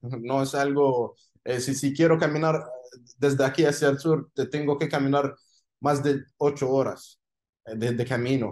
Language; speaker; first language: Spanish; non-native, fluent; Arabic